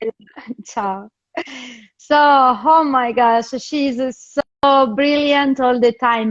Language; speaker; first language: English; non-native, fluent; Italian